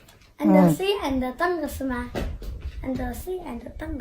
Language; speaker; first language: English; non-native, learner; Chinese